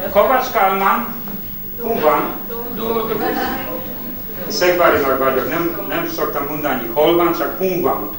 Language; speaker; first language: Hungarian; non-native, learner; Polish